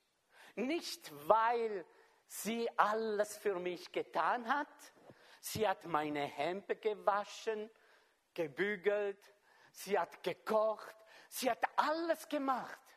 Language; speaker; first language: German; non-native, fluent; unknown